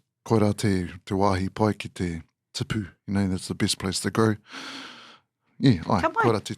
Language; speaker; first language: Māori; non-native, local second language; English